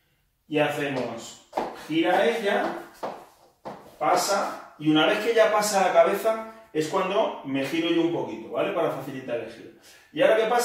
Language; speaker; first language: Spanish; native; Spanish